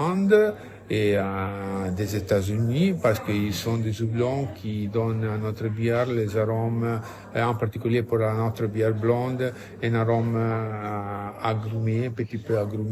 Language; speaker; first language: French; non-native, fluent; Italian